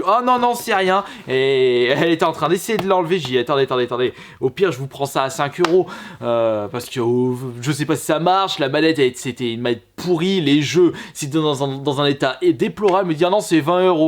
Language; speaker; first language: French; native; French